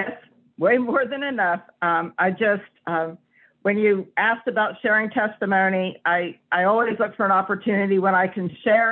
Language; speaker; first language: English; native; English